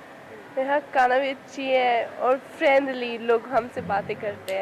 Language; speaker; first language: Hindi; non-native, learner; Pashto